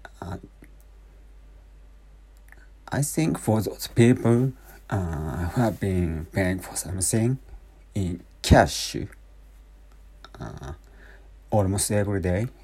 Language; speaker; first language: English; non-native, learner; Japanese